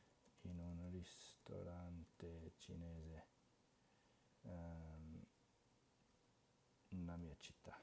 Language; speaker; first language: Italian; non-native, fluent; English